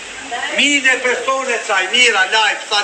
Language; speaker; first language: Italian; non-native, fluent; Albanian